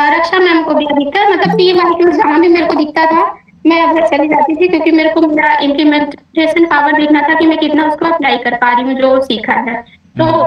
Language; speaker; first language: Hindi; native; Hindi